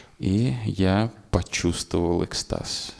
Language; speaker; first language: Russian; native; Russian